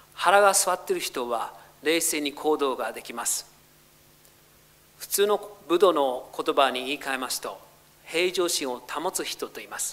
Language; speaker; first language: Japanese; non-native, fluent; English